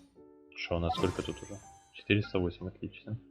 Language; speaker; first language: Russian; native; Russian